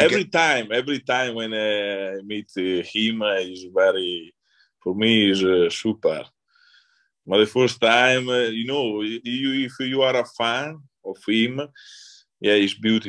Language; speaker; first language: English; non-native, learner; Italian